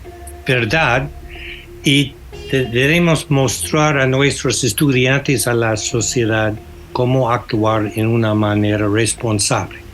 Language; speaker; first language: Spanish; non-native, fluent; English